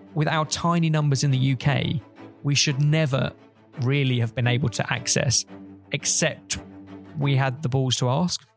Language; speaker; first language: English; native; English